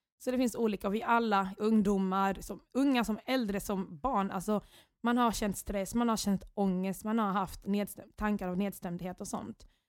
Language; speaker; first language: Swedish; early bilingual, other home language; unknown